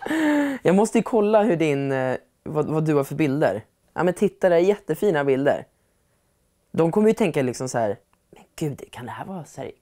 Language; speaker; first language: Swedish; native; Swedish